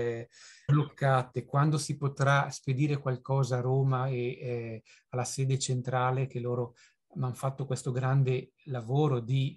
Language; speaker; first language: Italian; native; Italian